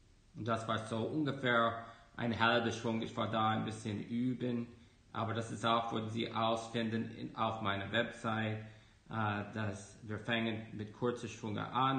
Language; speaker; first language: German; non-native, fluent; English